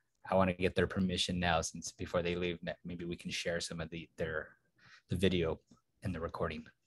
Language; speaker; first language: English; early bilingual, other home language; Spanish